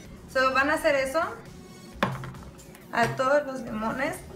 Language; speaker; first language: Spanish; early bilingual, heritage; Spanish